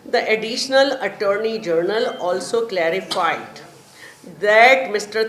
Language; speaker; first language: English; non-native, local second language; Urdu